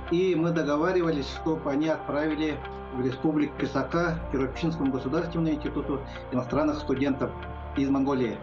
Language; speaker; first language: Russian; non-native, local second language; Yakut